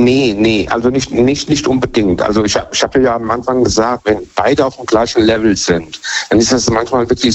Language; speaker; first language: German; native; German